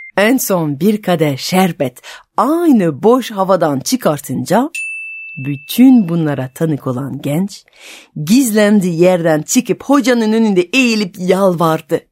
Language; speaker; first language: Turkish; non-native, fluent; French